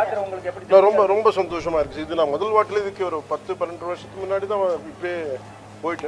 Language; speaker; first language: Tamil; non-native, learner; Telugu